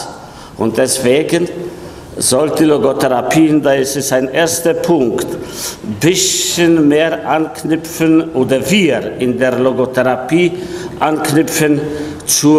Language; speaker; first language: German; non-native, fluent; Polish